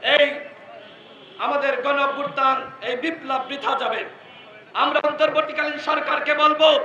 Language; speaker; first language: Bangla; native; Bangla